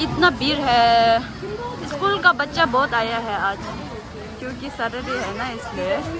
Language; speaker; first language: Hindi; non-native, fluent; Tibetan